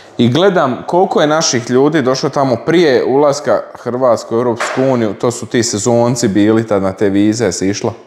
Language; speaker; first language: Croatian; native; Croatian